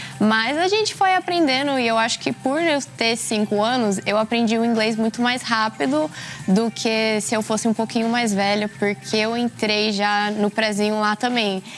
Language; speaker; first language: Portuguese; early bilingual, heritage; Portuguese